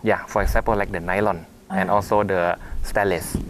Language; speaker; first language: English; non-native, fluent; Thai